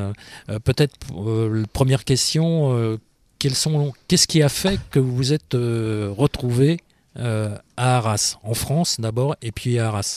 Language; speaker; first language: French; native; French